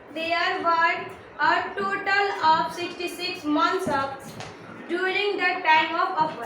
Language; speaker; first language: English; non-native, local second language; Hindi